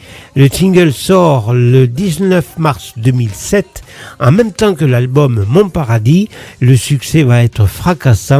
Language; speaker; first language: French; native; French